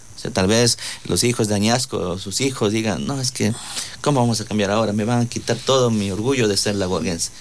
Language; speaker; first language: Spanish; non-native, local second language; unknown